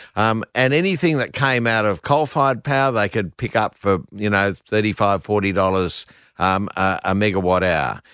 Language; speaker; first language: English; native; English